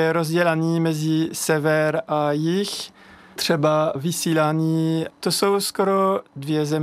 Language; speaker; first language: Czech; non-native, fluent; French